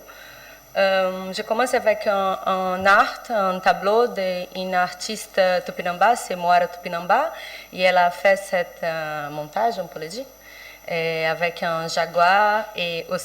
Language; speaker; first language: French; non-native, fluent; Portuguese